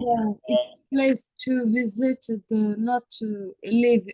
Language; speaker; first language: English; non-native, learner; Arabic